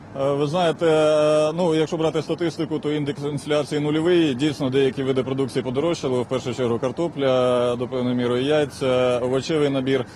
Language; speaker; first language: Ukrainian; native; Ukrainian